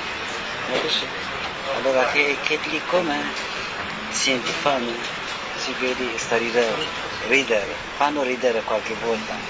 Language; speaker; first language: Italian; non-native, learner; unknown